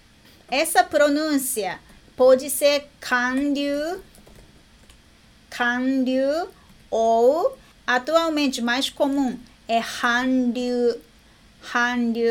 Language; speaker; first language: Portuguese; non-native, learner; Japanese